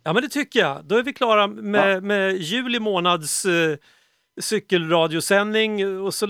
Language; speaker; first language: Swedish; native; Swedish